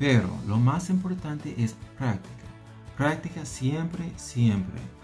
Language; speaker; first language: Spanish; non-native, learner; English